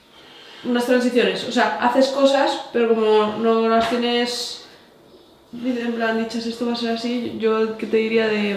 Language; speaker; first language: Spanish; native; Spanish